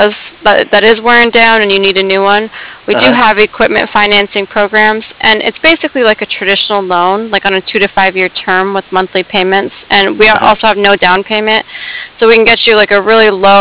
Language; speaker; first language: English; native; English